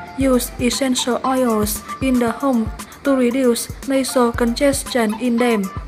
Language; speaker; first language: English; non-native, fluent; Vietnamese